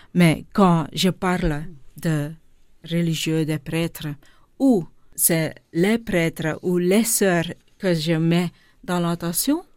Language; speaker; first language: French; non-native, local second language; Dutch